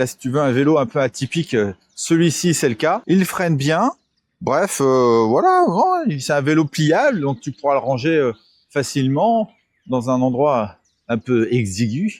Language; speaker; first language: French; native; French